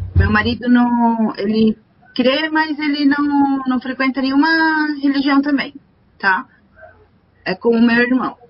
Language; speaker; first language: Portuguese; non-native, fluent; Spanish